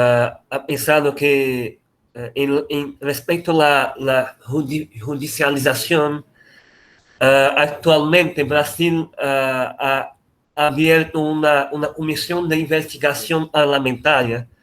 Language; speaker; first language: Spanish; non-native, fluent; Portuguese